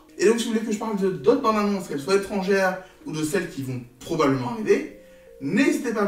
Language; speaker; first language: French; native; French